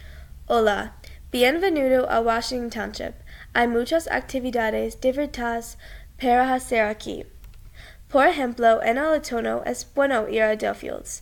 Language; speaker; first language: Spanish; non-native, learner; English